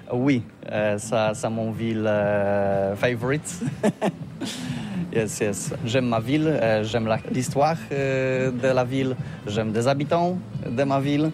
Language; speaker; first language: French; non-native, learner; Polish